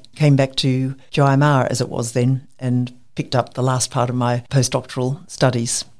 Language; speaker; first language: English; native; English